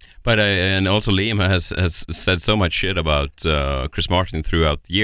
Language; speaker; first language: English; non-native, fluent; Swedish